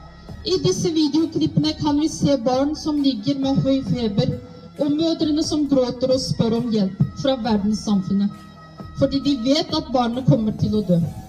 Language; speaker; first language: Norwegian; non-native, fluent; Uyghur